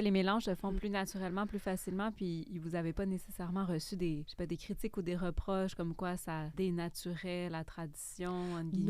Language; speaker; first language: French; native; French